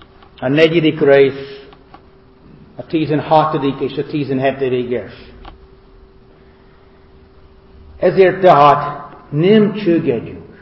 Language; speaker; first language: Hungarian; non-native, fluent; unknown